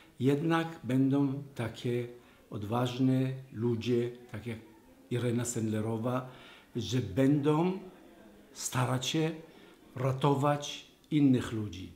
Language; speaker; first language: Polish; non-native, learner; Hebrew